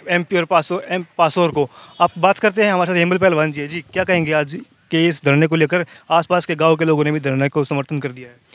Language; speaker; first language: Hindi; native; Hindi